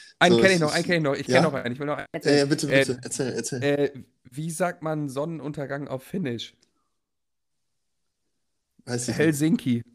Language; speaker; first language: German; native; German